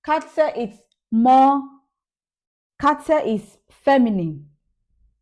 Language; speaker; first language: German; non-native, learner; English